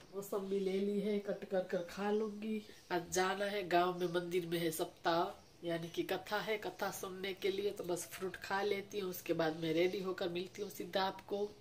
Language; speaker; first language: Hindi; non-native, local second language; Gujarati